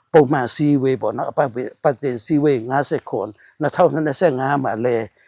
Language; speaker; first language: Burmese; non-native, local second language; Mon